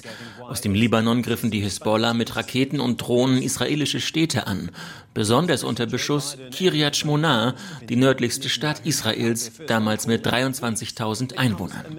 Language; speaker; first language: German; native; German